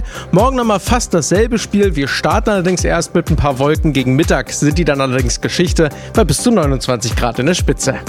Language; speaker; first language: German; native; German